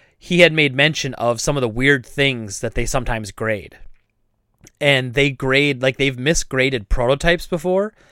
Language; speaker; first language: English; native; English